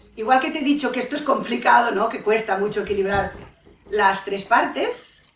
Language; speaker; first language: Spanish; non-native, local second language; Catalan